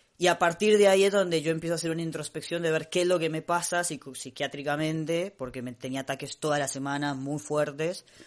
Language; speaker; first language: Spanish; native; Spanish